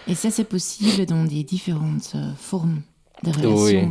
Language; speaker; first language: French; non-native, local second language; Dutch